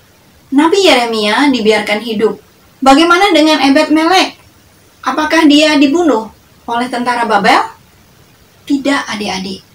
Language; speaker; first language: Indonesian; native; Indonesian